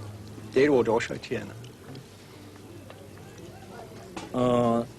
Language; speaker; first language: Chinese; non-native, learner; English